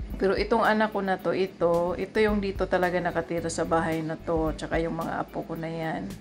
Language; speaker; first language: Filipino; non-native, local second language; Cebuano